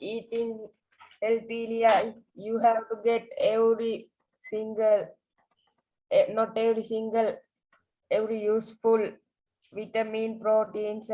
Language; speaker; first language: English; non-native, learner; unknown